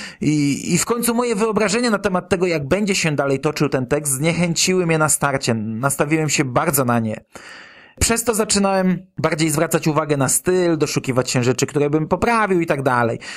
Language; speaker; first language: Polish; native; Polish